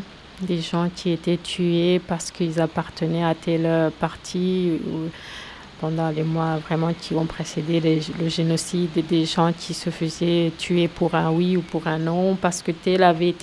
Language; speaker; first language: French; non-native, local second language; Kinyarwanda